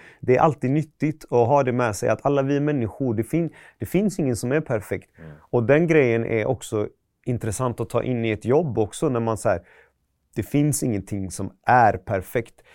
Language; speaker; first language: Swedish; early bilingual, other home language; Persian